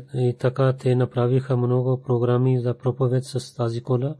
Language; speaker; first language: Bulgarian; non-native, fluent; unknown